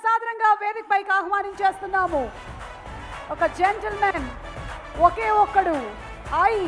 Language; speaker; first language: Telugu; native; Telugu